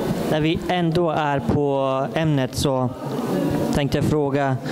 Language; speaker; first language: Swedish; non-native, fluent; Persian